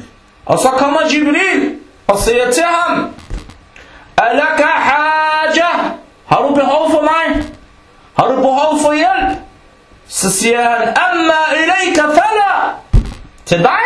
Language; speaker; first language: Danish; early bilingual, other home language; Arabic